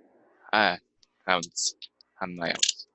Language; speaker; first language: English; non-native, learner; Spanish